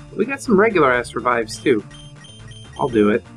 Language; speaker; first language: English; native; English